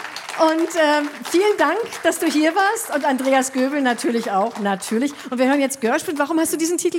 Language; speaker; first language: German; native; German